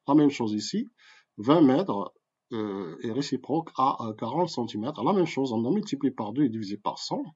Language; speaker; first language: French; non-native, local second language; Arabic